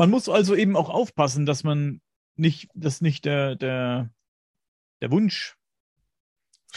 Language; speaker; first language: German; native; German